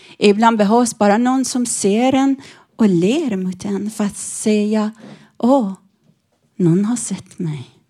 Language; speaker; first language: Swedish; non-native, fluent; Persian